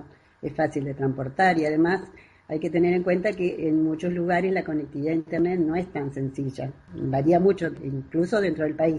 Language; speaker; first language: Spanish; native; Spanish